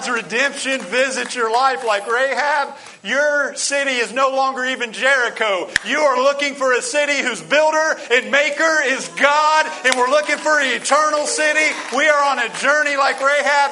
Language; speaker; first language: English; native; English